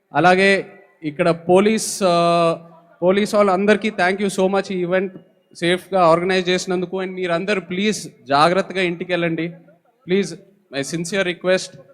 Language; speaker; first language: Telugu; native; Telugu